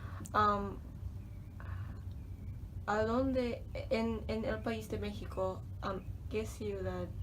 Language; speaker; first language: Spanish; non-native, learner; English